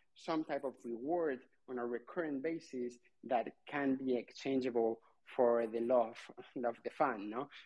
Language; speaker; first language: English; non-native, fluent; Spanish